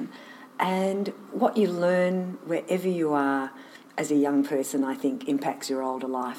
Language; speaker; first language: English; native; English